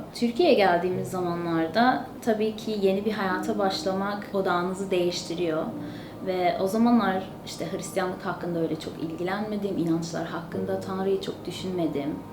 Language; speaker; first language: Turkish; early bilingual, other home language; Azerbaijani